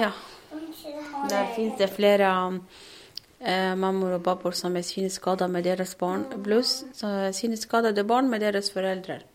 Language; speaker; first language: Swedish; non-native, learner; Arabic